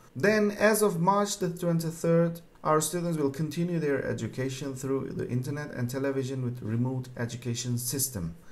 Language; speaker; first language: English; non-native, fluent; Turkish